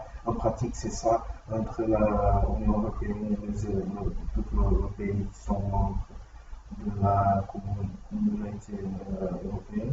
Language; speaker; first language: French; non-native, learner; Portuguese